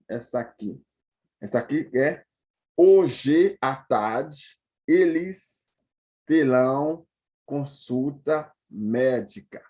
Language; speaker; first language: Portuguese; non-native, fluent; Haitian Creole